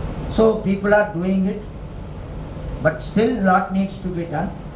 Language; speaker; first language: English; non-native, local second language; Telugu